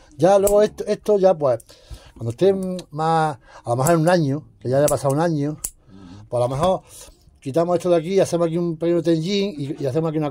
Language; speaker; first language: Spanish; native; Spanish